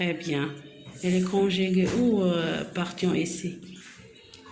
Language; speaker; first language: French; non-native, local second language; Arabic